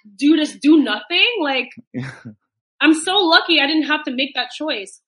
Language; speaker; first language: English; native; English